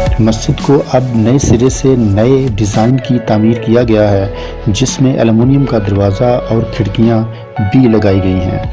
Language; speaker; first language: Urdu; non-native, local second language; Punjabi